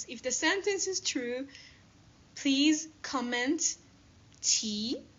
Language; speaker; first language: English; non-native, fluent; Persian